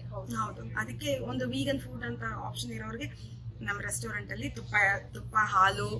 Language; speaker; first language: Kannada; non-native, local second language; Telugu